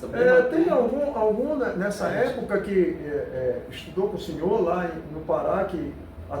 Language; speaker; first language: Portuguese; native; Portuguese